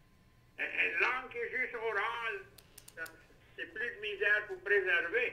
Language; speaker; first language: French; native; French